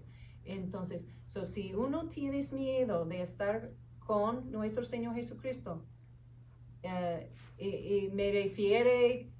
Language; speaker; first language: Spanish; non-native, fluent; English